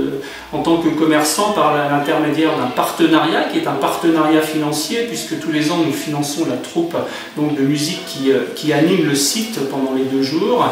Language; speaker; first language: French; native; French